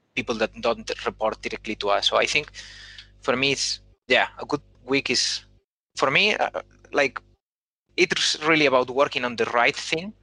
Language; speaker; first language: English; non-native, fluent; Spanish